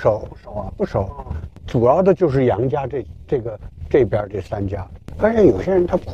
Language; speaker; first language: Chinese; native; Chinese